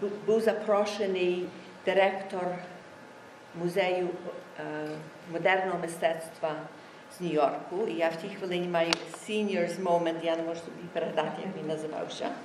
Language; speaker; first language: Ukrainian; early bilingual, heritage; Ukrainian